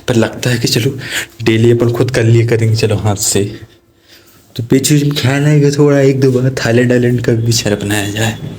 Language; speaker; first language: Hindi; native; Hindi